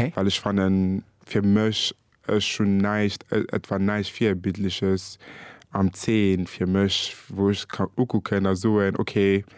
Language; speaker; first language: Luxembourgish; early bilingual, other home language; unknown